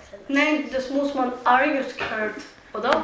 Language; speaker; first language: German; early bilingual, other home language; Bulgarian